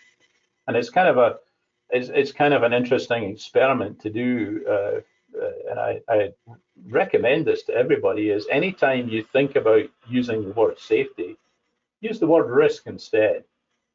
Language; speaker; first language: English; native; English